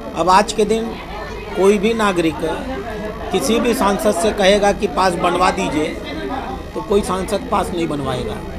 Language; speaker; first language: Hindi; native; Hindi